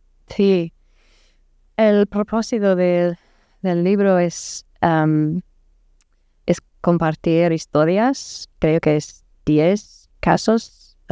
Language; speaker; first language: Spanish; non-native, learner; English